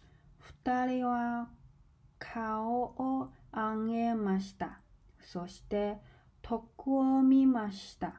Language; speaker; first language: Japanese; non-native, learner; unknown